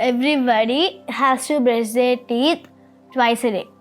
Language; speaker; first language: English; non-native, local second language; Telugu